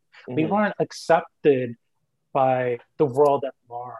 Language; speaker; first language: English; early bilingual, other home language; Spanish